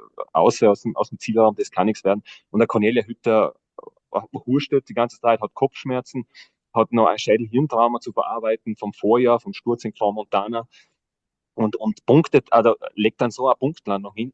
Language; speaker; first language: German; native; German